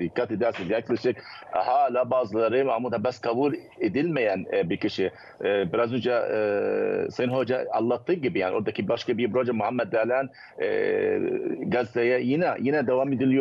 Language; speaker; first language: Turkish; non-native, fluent; Arabic